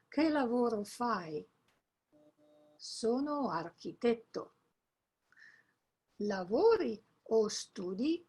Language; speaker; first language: Italian; non-native, fluent; English